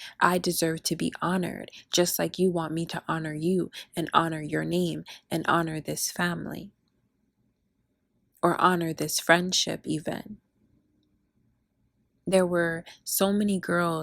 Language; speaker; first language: English; early bilingual, other home language; Spanish